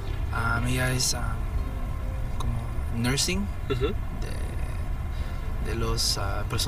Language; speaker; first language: Spanish; early bilingual, heritage; Spanish